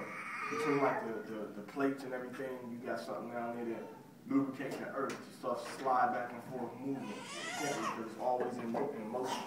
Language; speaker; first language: English; native; English